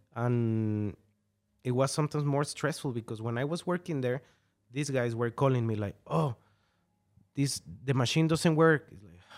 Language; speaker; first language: English; non-native, fluent; Spanish